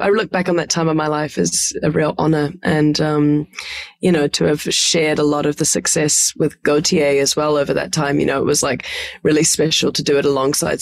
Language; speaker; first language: English; native; English